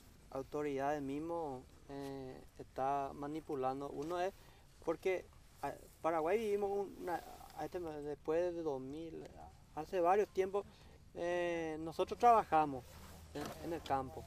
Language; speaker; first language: Spanish; non-native, local second language; Guarani